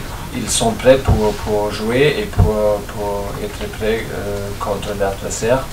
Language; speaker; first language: French; non-native, fluent; German